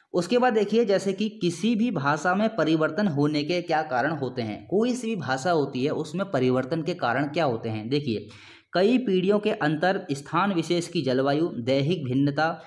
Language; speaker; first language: Hindi; native; Hindi